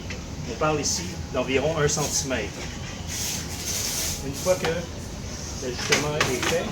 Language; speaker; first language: French; native; French